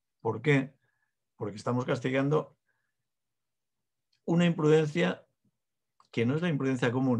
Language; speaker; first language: Spanish; native; Spanish